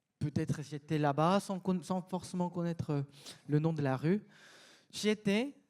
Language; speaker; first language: French; non-native, fluent; Korean